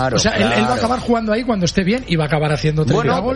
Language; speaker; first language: Spanish; native; Spanish